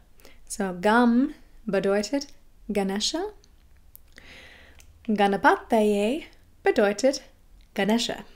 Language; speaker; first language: German; non-native, fluent; English